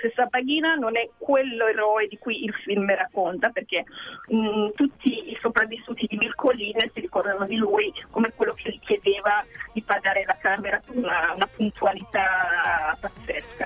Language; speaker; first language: Italian; non-native, fluent; Kinyarwanda